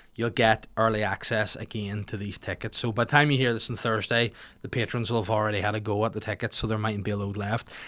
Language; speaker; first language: English; native; English